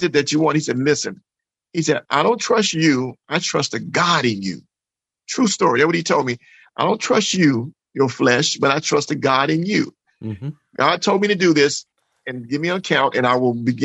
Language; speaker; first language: English; native; English